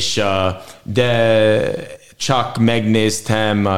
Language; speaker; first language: Hungarian; non-native, learner; English